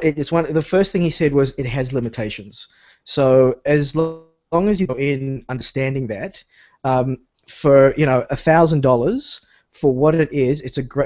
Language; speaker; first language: English; native; English